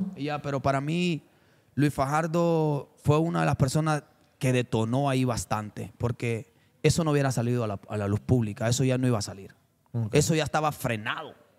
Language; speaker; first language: Spanish; native; Spanish